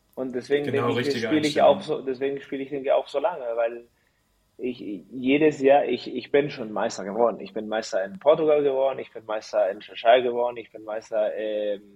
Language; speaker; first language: German; early bilingual, heritage; Spanish